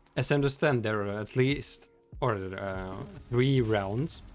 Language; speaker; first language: English; non-native, fluent; German